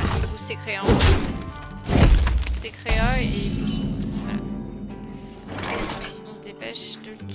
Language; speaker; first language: French; native; French